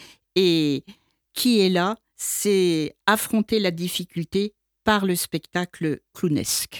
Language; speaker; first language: French; native; French